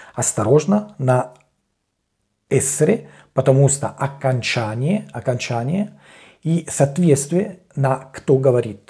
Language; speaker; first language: Russian; non-native, learner; Italian